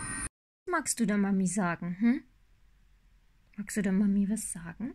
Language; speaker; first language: German; native; German